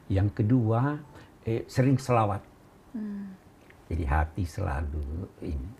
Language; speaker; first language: Indonesian; native; Indonesian